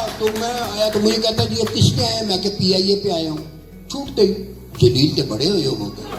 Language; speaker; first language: Urdu; non-native, local second language; Punjabi